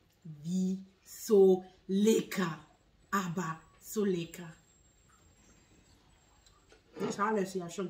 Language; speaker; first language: German; non-native, learner; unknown